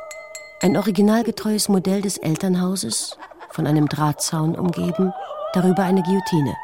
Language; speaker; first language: German; native; German